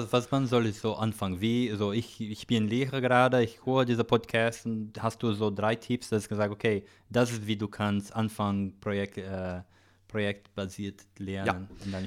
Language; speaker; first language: German; non-native, learner; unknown